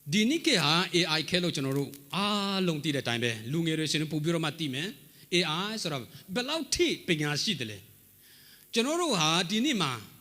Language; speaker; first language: Burmese; non-native, local second language; Hakha Chin